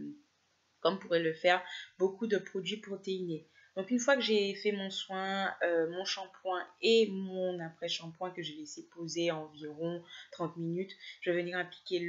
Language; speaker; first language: French; native; French